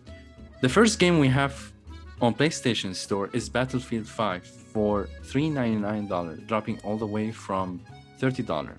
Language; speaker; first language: English; non-native, fluent; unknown